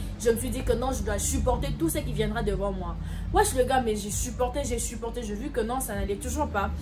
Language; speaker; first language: French; non-native, local second language; Lingala